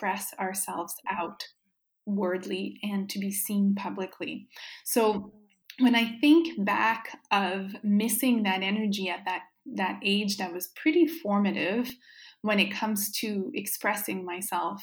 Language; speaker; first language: English; non-native, fluent; French